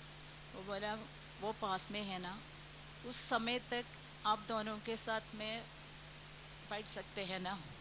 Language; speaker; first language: Hindi; non-native, local second language; Malayalam